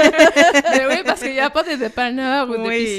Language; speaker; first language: French; non-native, fluent; Spanish